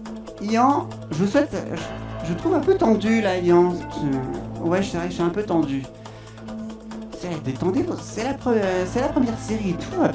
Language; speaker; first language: French; native; French